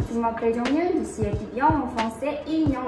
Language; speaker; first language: French; non-native, learner; Korean